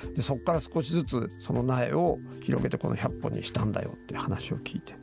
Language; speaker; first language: Japanese; native; Japanese